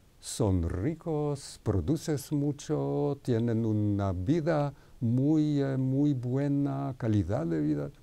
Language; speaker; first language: Spanish; non-native, fluent; Hebrew